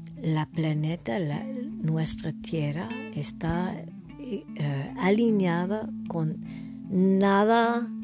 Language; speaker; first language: Spanish; non-native, learner; English